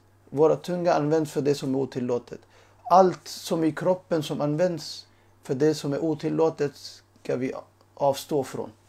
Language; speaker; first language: Swedish; early bilingual, other home language; Urdu